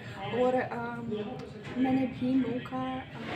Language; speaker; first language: Hindi; non-native, learner; Russian